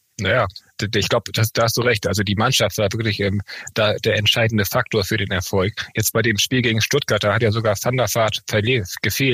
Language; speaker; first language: German; native; German